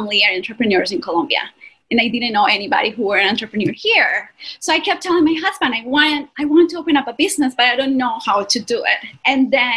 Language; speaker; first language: English; non-native, fluent; Spanish